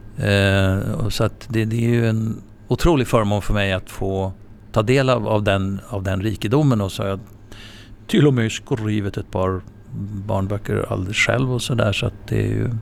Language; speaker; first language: Swedish; native; Swedish